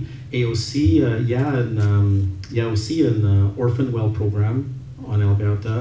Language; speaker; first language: French; non-native, local second language; English